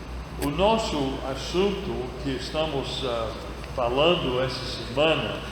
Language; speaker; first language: Portuguese; non-native, fluent; English